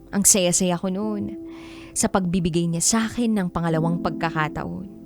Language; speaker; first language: Filipino; native; Filipino